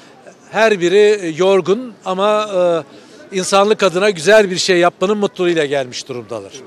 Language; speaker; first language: Turkish; native; Turkish